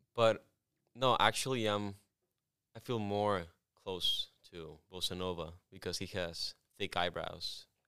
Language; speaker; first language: English; non-native, fluent; Spanish